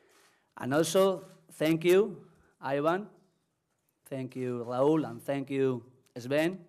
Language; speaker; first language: English; non-native, learner; Spanish